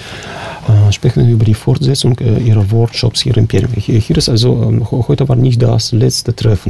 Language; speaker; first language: German; non-native, fluent; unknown